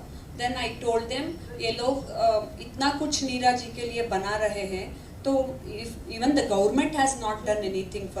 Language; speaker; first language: Hindi; non-native, local second language; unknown